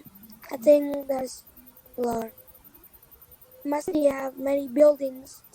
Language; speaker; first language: English; non-native, learner; Vietnamese